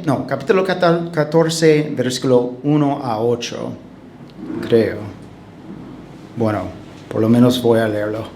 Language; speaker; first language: Spanish; non-native, fluent; English